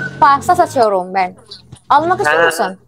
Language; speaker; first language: Turkish; non-native, learner; Indonesian